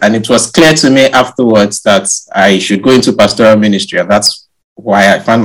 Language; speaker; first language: English; non-native, local second language; Yoruba